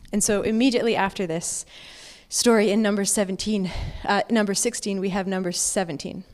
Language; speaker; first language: English; native; English